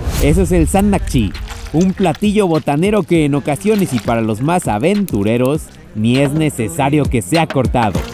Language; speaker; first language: Spanish; native; Spanish